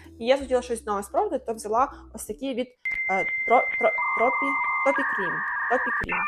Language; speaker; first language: Ukrainian; non-native, local second language; Russian